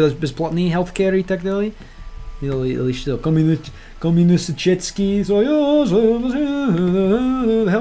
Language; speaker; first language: Russian; non-native, learner; English